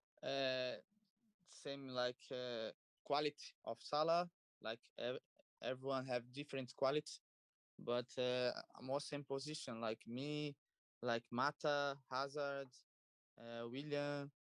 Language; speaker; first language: English; non-native, learner; Portuguese